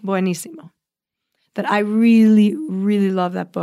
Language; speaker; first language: English; early bilingual, other home language; Spanish